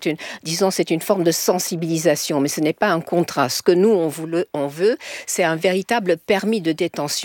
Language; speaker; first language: French; native; French